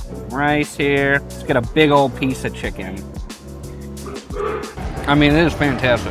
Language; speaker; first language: English; native; English